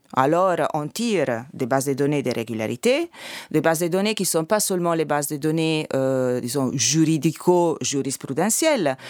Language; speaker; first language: French; non-native, fluent; Italian